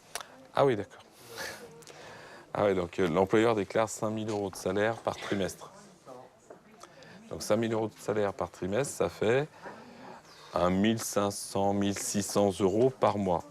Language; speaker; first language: French; native; French